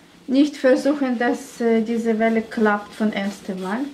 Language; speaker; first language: German; non-native, learner; Russian